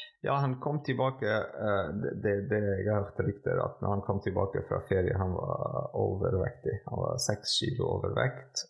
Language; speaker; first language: Norwegian; non-native, fluent; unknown